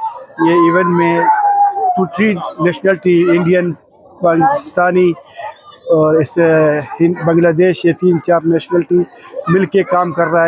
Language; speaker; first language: Hindi; non-native, learner; Arabic